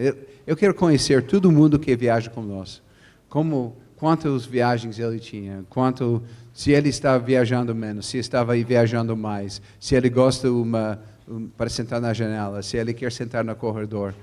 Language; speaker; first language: Portuguese; non-native, fluent; English